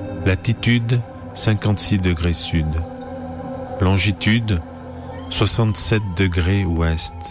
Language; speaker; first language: French; native; French